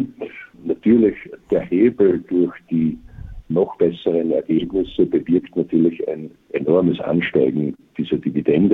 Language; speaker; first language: German; native; German